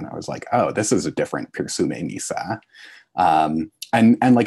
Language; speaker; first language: English; native; English